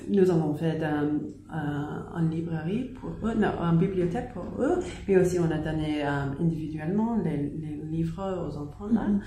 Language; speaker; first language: French; non-native, learner; English